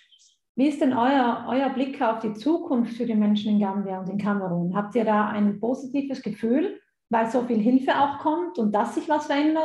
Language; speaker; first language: German; native; German